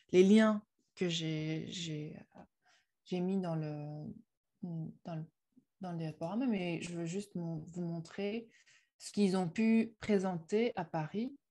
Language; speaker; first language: French; non-native, fluent; Uyghur